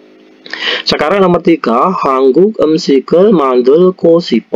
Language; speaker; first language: Korean; non-native, fluent; Indonesian